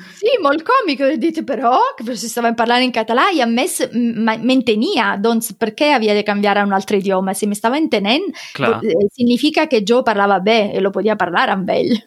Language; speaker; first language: Catalan; non-native, fluent; Italian